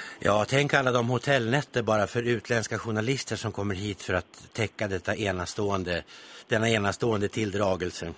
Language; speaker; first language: Swedish; native; Swedish